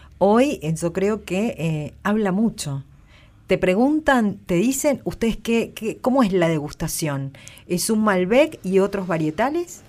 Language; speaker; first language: Spanish; native; Spanish